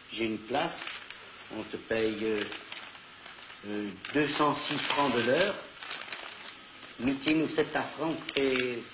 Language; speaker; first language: French; non-native, learner; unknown